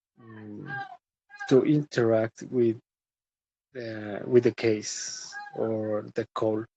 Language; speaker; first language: English; non-native, learner; Spanish